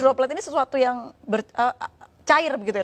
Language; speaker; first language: Indonesian; native; Indonesian